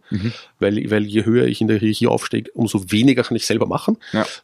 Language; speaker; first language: German; native; German